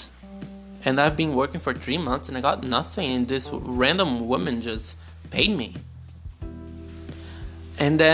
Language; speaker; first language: English; non-native, fluent; Portuguese